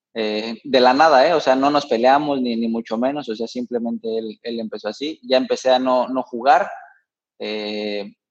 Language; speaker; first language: Spanish; native; Spanish